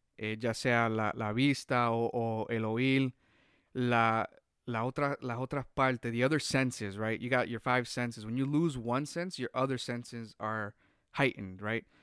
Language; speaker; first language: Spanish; early bilingual, heritage; Spanish